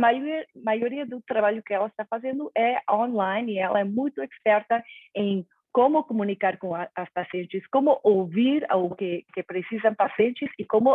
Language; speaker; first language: Portuguese; non-native, fluent; Spanish